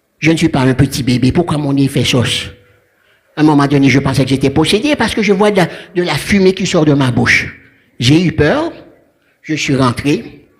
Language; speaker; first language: French; non-native, local second language; Haitian Creole